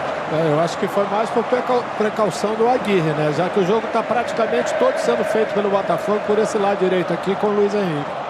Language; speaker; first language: Portuguese; native; Portuguese